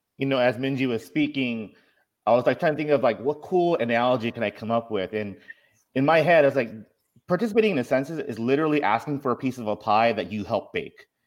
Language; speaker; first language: English; native; English